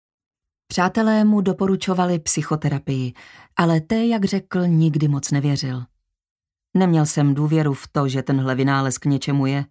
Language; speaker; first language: Czech; native; Czech